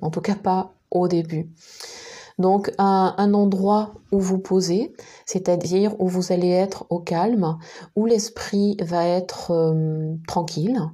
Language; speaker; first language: French; native; French